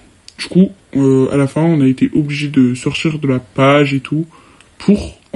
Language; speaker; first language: French; native; French